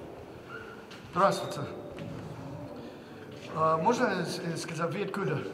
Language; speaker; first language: Russian; non-native, learner; English